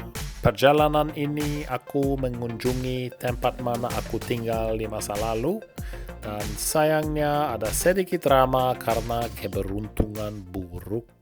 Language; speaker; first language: Indonesian; non-native, fluent; Norwegian